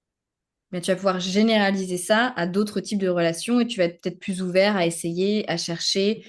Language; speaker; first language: French; native; French